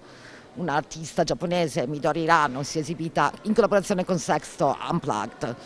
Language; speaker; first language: Italian; native; Italian